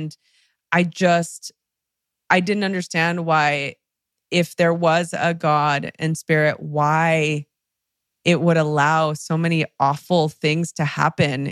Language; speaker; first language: English; early bilingual, other home language; Spanish